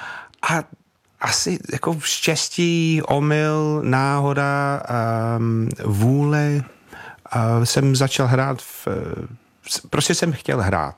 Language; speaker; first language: Czech; non-native, fluent; English